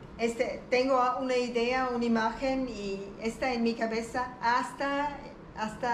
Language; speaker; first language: Spanish; non-native, learner; German